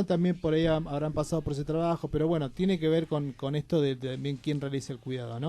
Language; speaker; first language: Spanish; native; Spanish